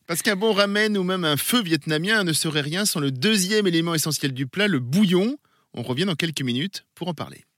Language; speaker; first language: French; native; French